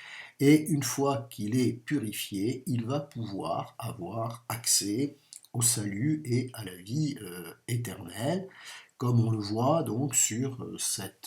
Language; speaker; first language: French; native; French